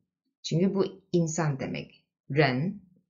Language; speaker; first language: Turkish; non-native, fluent; Chinese